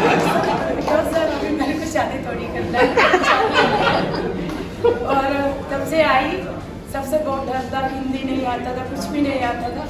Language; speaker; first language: Hindi; non-native, local second language; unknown